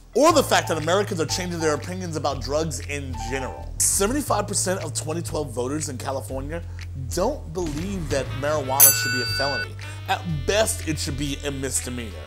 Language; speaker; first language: English; native; English